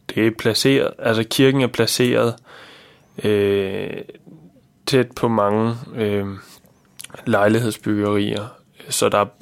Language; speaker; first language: Danish; native; Danish